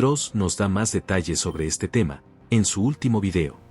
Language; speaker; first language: Spanish; native; Spanish